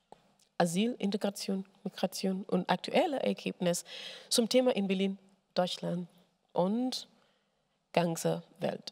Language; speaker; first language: German; non-native, fluent; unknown